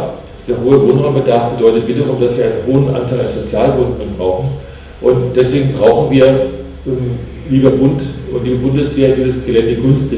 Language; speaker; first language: German; native; German